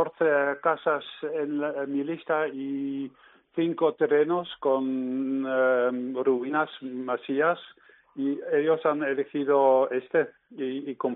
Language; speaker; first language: Spanish; non-native, learner; Dutch